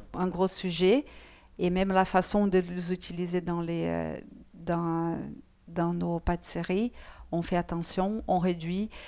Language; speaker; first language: French; non-native, fluent; Portuguese